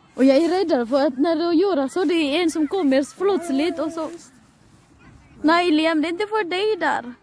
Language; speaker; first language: Swedish; non-native, learner; Cebuano